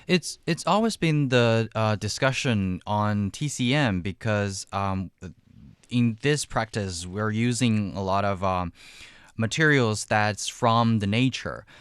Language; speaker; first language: English; non-native, fluent; Chinese